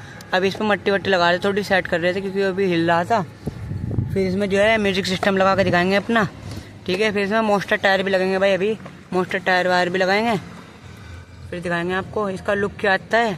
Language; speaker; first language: Hindi; native; Hindi